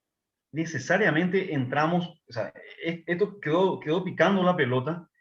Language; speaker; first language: Spanish; native; Spanish